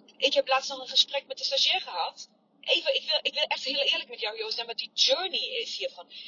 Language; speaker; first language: Dutch; non-native, fluent; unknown